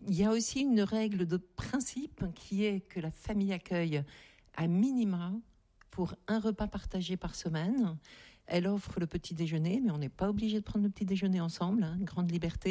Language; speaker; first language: French; native; French